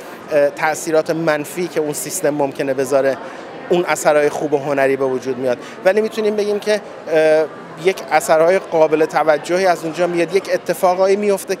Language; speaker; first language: Persian; native; Persian